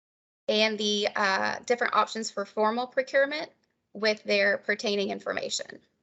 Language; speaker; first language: English; native; English